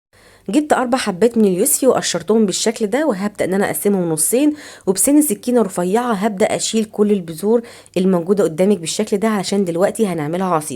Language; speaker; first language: Arabic; native; Arabic